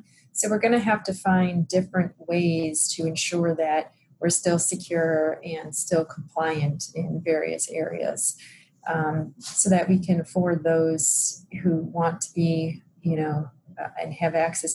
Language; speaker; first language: English; native; English